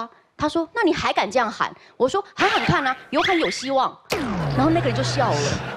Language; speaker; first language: Chinese; native; Chinese